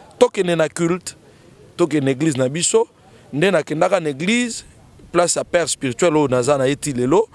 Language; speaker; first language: Lingala; native; Lingala